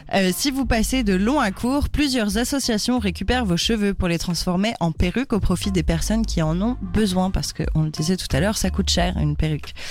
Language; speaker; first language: French; native; French